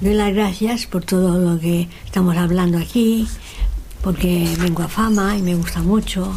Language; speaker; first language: Spanish; non-native, local second language; Catalan